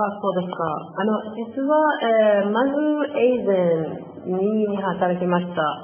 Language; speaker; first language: Japanese; non-native, learner; Persian